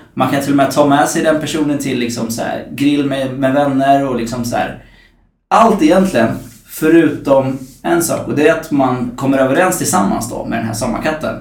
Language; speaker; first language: Swedish; native; Swedish